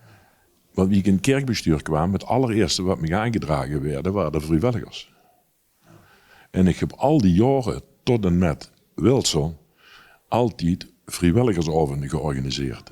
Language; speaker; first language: Dutch; native; Dutch